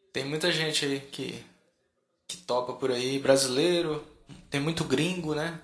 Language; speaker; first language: Portuguese; native; Portuguese